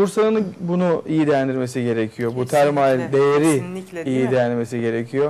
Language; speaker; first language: Turkish; native; Turkish